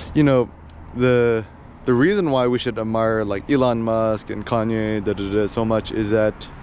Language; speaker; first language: English; early bilingual, other home language; Korean